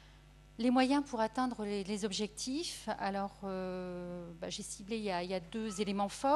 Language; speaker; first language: French; native; French